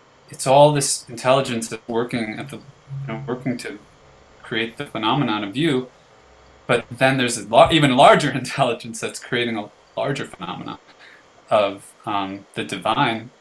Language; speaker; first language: English; native; English